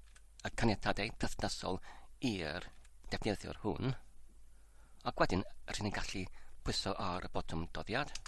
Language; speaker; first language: Welsh; non-native, learner; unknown